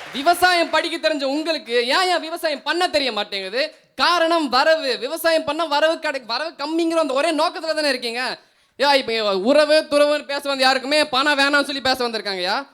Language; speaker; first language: Tamil; native; Tamil